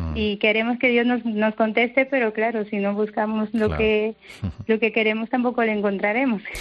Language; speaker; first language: Spanish; native; Spanish